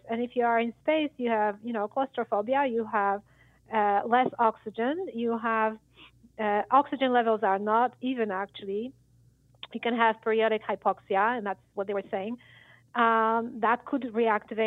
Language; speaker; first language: English; non-native, fluent; Polish